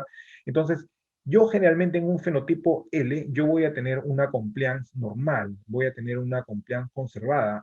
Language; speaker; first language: Spanish; native; Spanish